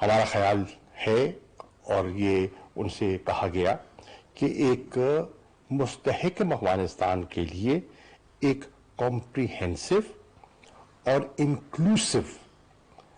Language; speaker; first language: Urdu; native; Urdu